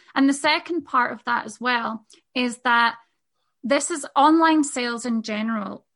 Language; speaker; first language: English; native; English